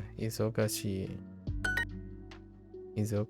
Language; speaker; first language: Japanese; non-native, learner; English